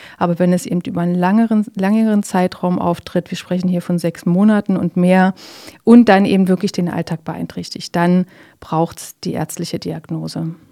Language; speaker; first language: German; native; German